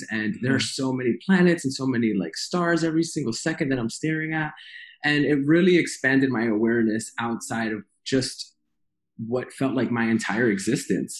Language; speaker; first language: English; native; English